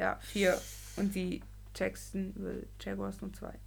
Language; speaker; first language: German; native; German